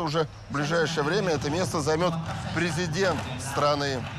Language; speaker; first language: Russian; native; Russian